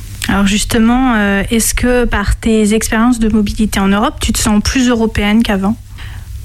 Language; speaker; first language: French; native; French